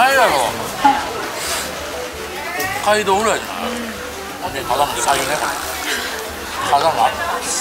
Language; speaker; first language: Japanese; native; Japanese